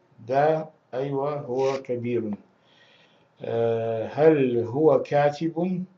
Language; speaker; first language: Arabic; non-native, fluent; Russian